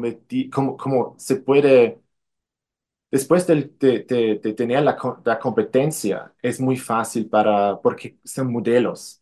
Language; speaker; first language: Spanish; non-native, fluent; German